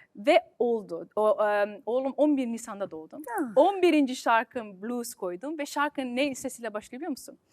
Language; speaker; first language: Turkish; early bilingual, heritage; Turkish